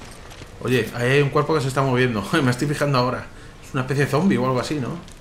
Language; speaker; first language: Spanish; native; Spanish